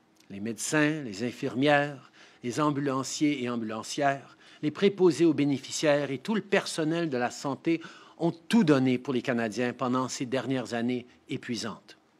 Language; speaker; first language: French; early bilingual, heritage; French